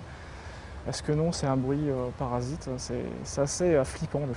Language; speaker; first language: French; native; French